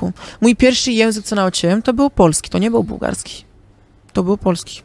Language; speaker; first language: Polish; early bilingual, heritage; Polish